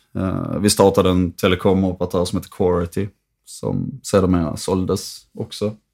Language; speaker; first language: Swedish; native; Swedish